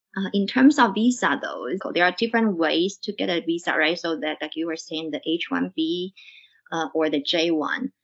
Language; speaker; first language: English; non-native, fluent; Chinese